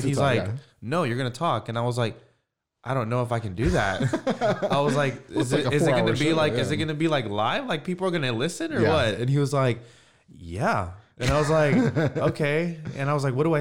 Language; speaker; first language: English; native; English